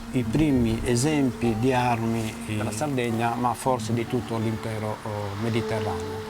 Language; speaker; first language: Italian; native; Italian